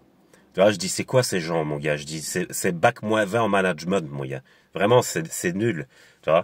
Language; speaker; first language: French; native; French